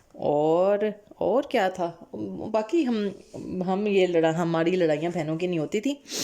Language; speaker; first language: Urdu; non-native, local second language; Punjabi